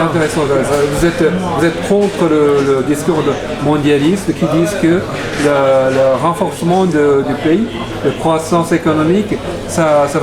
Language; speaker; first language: French; non-native, learner; Japanese